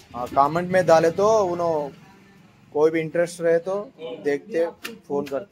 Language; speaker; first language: Hindi; non-native, local second language; Telugu